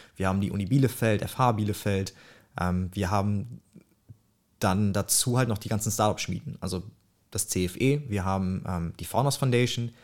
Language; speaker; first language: German; early bilingual, other home language; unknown